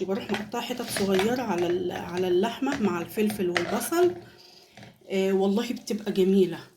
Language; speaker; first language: Arabic; native; Arabic